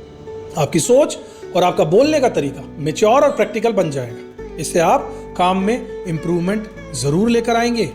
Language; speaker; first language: Hindi; native; Hindi